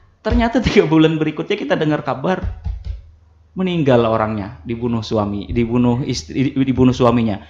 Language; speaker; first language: Indonesian; non-native, local second language; Banjar